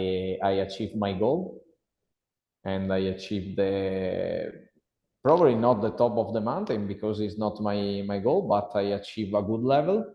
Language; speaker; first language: English; non-native, learner; Italian